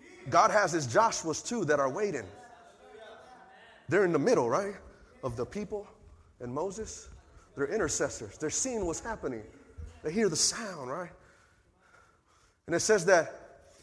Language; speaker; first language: English; early bilingual, other home language; Spanish